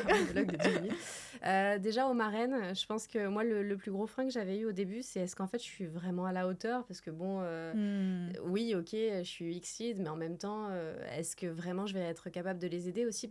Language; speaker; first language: French; native; French